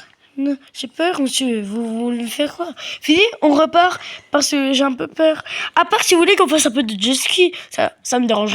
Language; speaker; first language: French; native; French